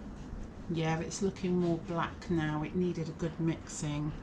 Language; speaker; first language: English; native; English